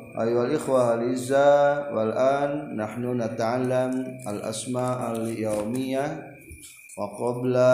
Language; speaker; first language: Arabic; non-native, learner; Indonesian